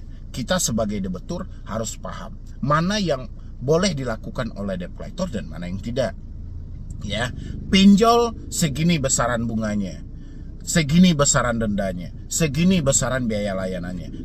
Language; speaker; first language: Indonesian; native; Indonesian